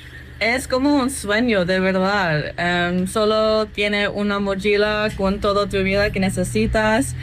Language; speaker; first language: Spanish; non-native, learner; English